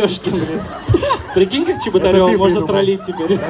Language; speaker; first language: Russian; native; Russian